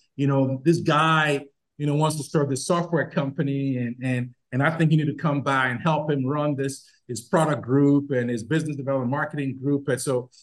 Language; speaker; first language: English; non-native, local second language; Yoruba